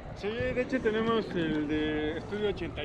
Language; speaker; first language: Spanish; native; Spanish